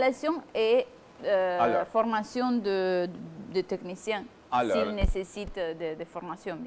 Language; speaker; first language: French; non-native, fluent; Italian